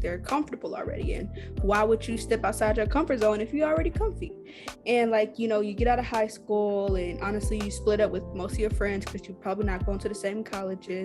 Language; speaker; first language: English; native; English